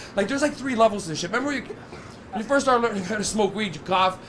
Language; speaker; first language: English; native; English